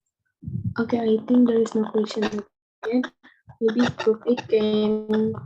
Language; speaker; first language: English; non-native, learner; Indonesian